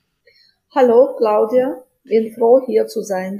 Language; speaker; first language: German; non-native, fluent; Ukrainian